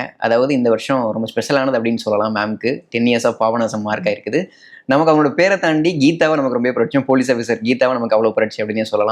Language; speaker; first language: Tamil; native; Tamil